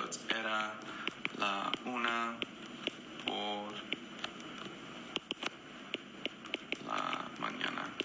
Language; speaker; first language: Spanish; non-native, fluent; English